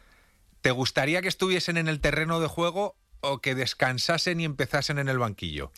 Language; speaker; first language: Spanish; native; Spanish